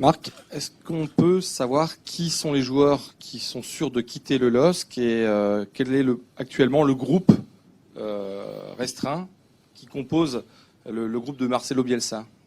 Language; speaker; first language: French; native; French